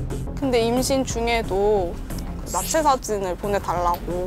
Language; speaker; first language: Korean; native; Korean